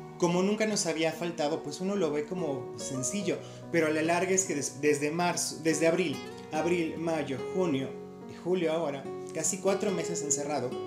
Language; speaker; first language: Spanish; native; Spanish